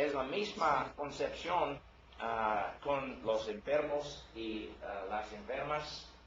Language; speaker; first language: Spanish; non-native, learner; English